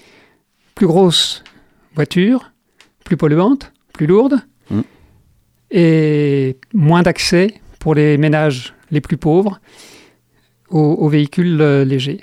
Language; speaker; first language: French; native; French